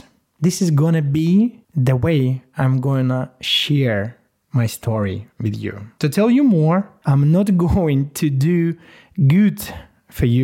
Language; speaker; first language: English; non-native, fluent; Russian